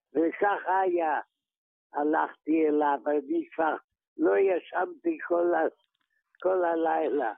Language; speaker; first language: Hebrew; non-native, fluent; Yiddish